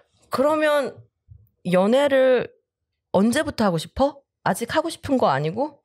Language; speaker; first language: Korean; early bilingual, heritage; Korean